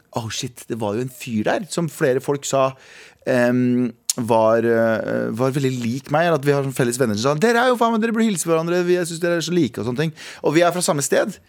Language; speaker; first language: Norwegian; early bilingual, other home language; Kurdish